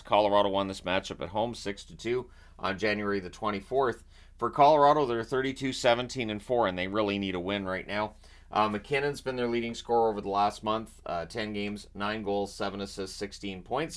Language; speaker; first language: English; native; English